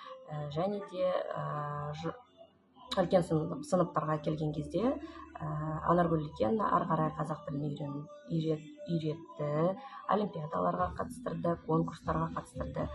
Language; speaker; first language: Kazakh; non-native, local second language; Russian